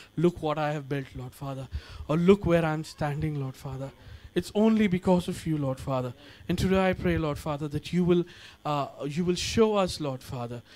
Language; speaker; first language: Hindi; non-native, local second language; Marathi